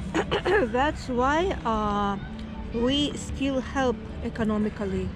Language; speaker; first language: English; non-native, fluent; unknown